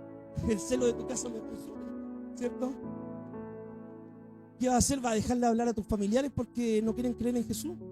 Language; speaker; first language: Spanish; native; Spanish